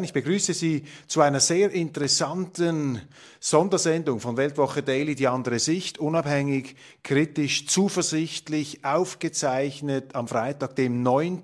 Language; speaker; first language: German; native; German